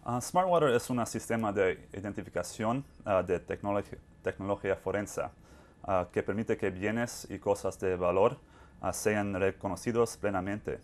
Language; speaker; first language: Spanish; non-native, fluent; English